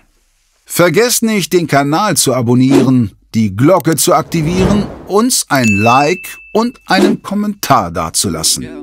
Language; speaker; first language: German; native; German